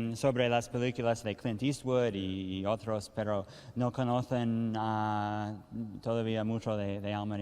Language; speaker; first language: Spanish; early bilingual, heritage; English